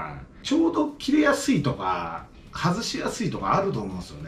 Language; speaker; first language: Japanese; native; Japanese